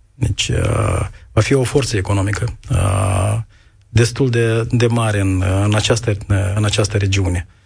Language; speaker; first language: Romanian; native; Romanian